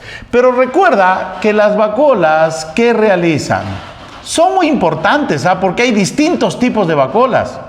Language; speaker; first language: Spanish; native; Spanish